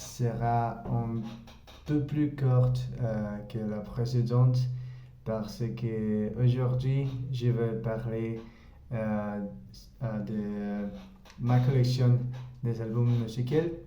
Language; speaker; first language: French; non-native, learner; Spanish